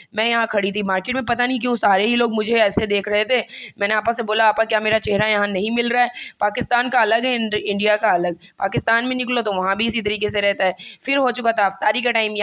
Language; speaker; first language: Hindi; native; Hindi